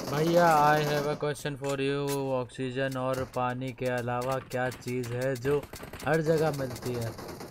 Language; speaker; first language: Hindi; native; Hindi